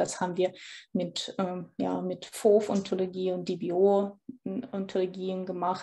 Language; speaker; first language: German; non-native, fluent; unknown